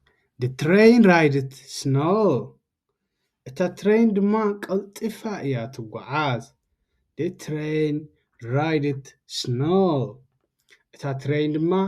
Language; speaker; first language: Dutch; non-native, fluent; Tigrinya